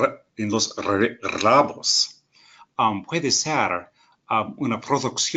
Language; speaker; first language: Spanish; non-native, learner; English